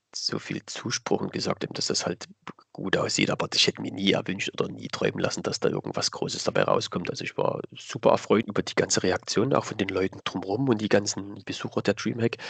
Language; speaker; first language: German; native; German